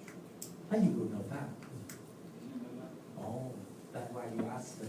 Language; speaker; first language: English; non-native, learner; Vietnamese